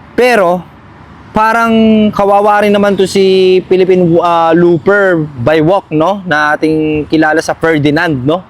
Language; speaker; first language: Filipino; native; Filipino